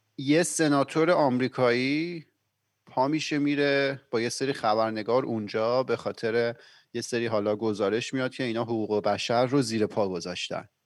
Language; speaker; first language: Persian; native; Persian